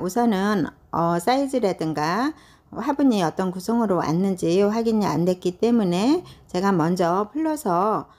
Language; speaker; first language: Korean; native; Korean